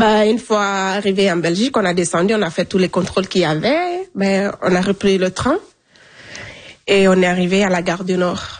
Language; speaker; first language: French; non-native, local second language; Fula